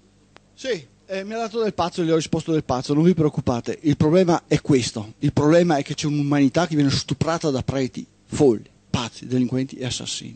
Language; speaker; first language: Italian; native; Italian